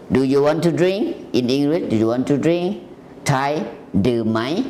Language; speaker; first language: English; non-native, learner; Thai